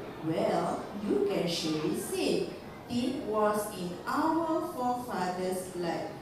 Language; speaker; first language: English; non-native, local second language; Malay